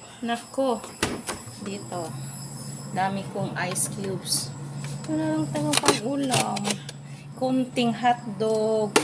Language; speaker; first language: Filipino; non-native, local second language; Cebuano